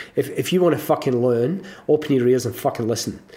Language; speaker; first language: English; native; English